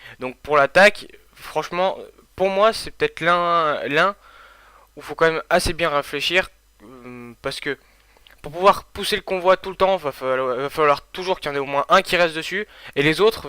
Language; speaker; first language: French; native; French